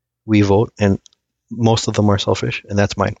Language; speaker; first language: English; early bilingual, other home language; Assyrian Neo-Aramaic